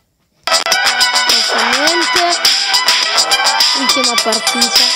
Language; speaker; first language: Italian; early bilingual, other home language; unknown